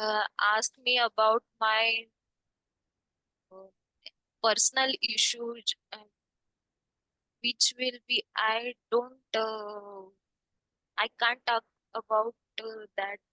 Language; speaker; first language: English; non-native, learner; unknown